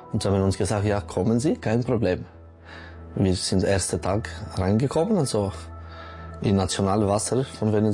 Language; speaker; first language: German; non-native, local second language; French